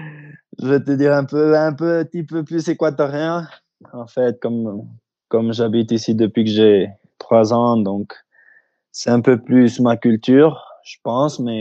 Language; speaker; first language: French; early bilingual, heritage; French